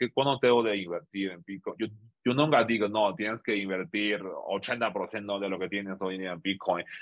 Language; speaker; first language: Spanish; non-native, fluent; Chinese